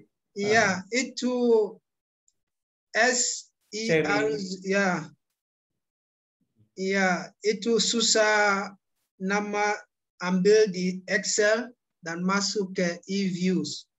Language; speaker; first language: Indonesian; non-native, learner; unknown